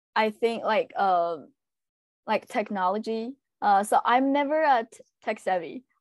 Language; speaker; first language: English; non-native, fluent; Chinese